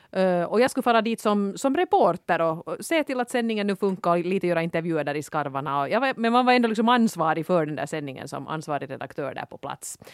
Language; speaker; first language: Swedish; native; Swedish